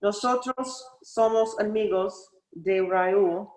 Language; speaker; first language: Spanish; non-native, learner; English